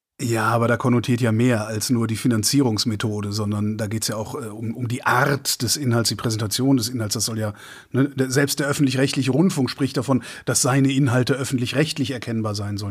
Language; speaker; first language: German; native; German